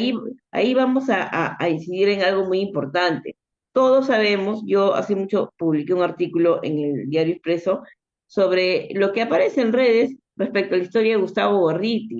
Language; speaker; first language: Spanish; native; Spanish